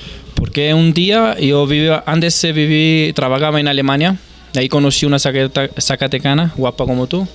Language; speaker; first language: Spanish; non-native, fluent; Italian